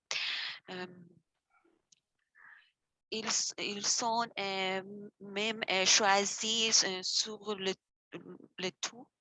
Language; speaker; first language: French; non-native, learner; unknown